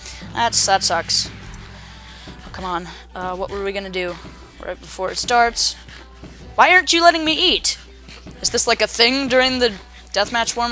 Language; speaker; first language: English; native; English